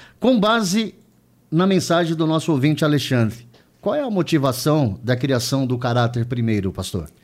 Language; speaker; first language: Portuguese; native; Portuguese